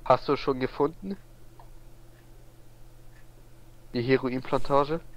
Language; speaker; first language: German; native; German